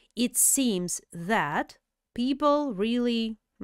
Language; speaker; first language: English; non-native, fluent; Russian